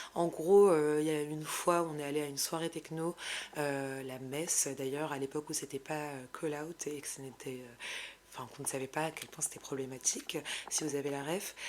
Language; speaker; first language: French; non-native, local second language; Arabic